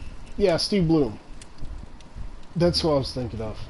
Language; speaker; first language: English; native; English